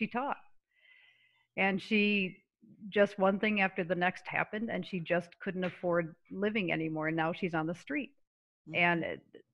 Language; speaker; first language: English; native; English